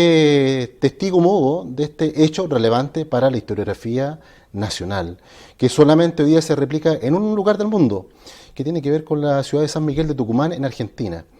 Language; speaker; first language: Spanish; native; Spanish